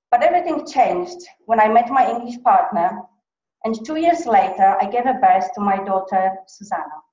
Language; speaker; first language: English; non-native, fluent; Polish